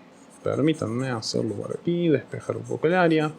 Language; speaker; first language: Spanish; native; Spanish